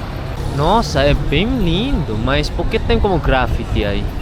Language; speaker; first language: Portuguese; non-native, learner; Indonesian